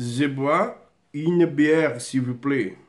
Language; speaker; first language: French; non-native, learner; Portuguese